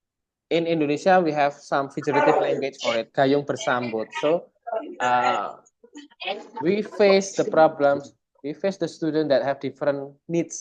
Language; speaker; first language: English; non-native, fluent; Indonesian